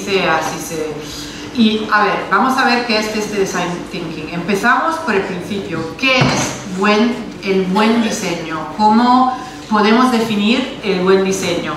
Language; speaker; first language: Spanish; non-native, fluent; Italian